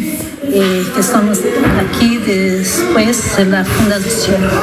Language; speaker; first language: Spanish; non-native, learner; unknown